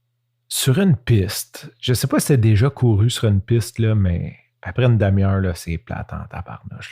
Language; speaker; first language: French; native; French